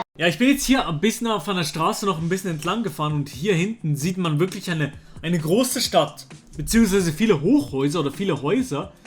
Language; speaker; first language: German; native; German